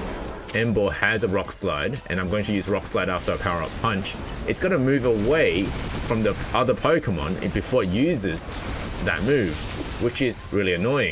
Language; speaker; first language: English; native; English